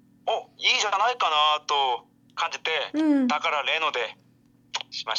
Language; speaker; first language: Japanese; non-native, learner; Korean